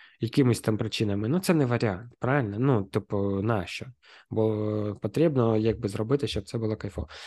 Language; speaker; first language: Ukrainian; non-native, local second language; Russian